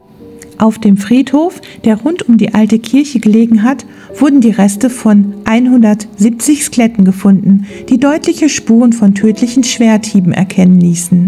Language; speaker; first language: German; native; German